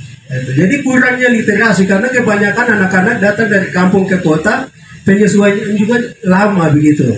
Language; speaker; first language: Indonesian; non-native, local second language; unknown